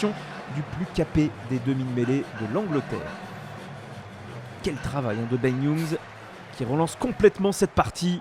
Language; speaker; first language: French; native; French